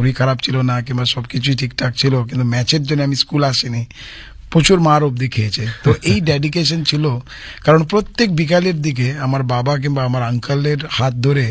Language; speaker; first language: Bangla; non-native, local second language; Konkani